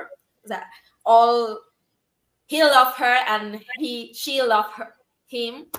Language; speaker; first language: English; non-native, learner; Spanish